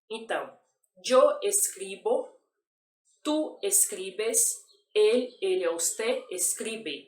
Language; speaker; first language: Spanish; non-native, fluent; Portuguese